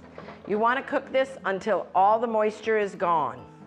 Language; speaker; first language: English; native; English